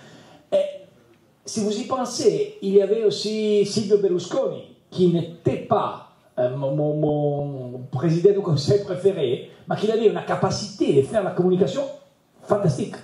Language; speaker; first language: French; non-native, learner; Italian